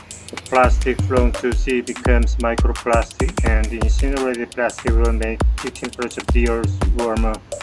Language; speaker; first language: English; non-native, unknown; Korean